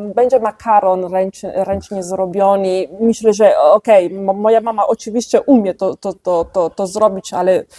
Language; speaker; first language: Polish; non-native, fluent; Italian